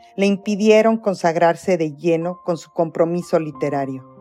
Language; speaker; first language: Spanish; native; Spanish